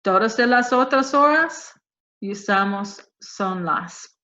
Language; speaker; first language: Spanish; non-native, fluent; English